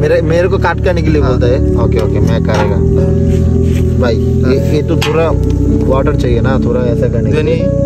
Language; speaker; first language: Hindi; non-native, learner; Bangla